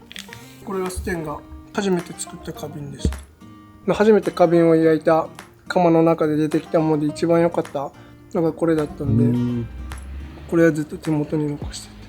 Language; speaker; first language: Japanese; native; Japanese